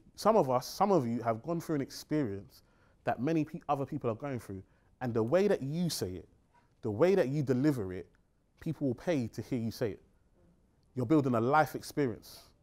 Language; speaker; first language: English; native; English